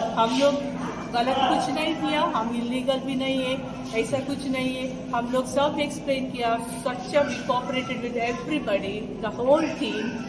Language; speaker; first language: Hindi; non-native, local second language; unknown